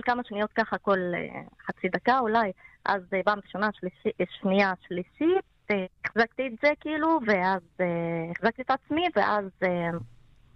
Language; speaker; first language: Hebrew; non-native, local second language; Arabic